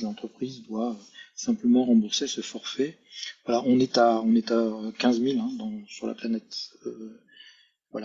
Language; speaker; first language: French; native; French